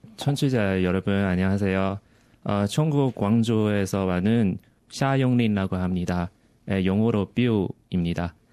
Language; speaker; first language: Korean; non-native, learner; Chinese